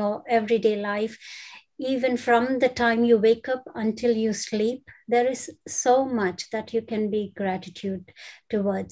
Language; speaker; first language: English; non-native, local second language; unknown